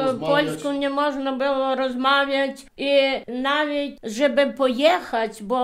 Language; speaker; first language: Polish; early bilingual, heritage; Polish